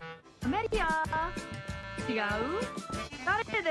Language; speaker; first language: Japanese; non-native, learner; English